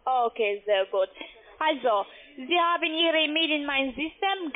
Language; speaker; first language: German; non-native, learner; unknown